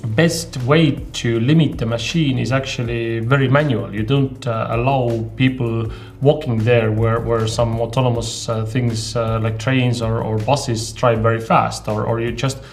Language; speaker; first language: English; non-native, fluent; Estonian